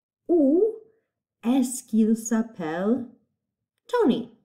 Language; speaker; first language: French; non-native, fluent; English